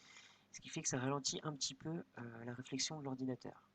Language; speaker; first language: French; native; French